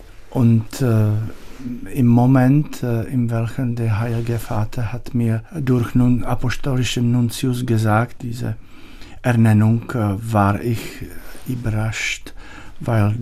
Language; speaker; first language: German; non-native, learner; Czech